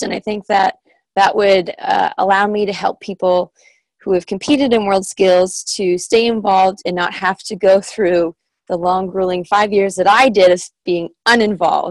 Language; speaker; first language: English; native; English